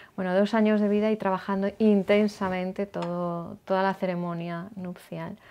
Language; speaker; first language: Spanish; native; Spanish